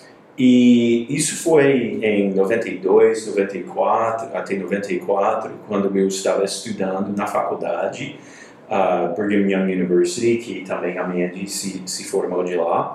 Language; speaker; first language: Portuguese; non-native, fluent; English